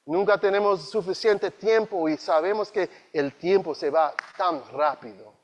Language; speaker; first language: Spanish; non-native, learner; English